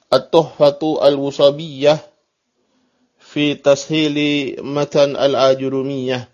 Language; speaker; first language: Arabic; non-native, fluent; Indonesian